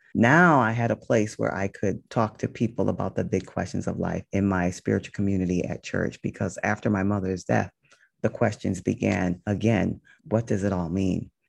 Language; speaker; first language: English; native; English